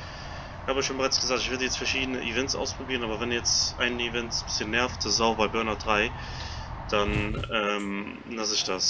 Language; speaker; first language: German; native; German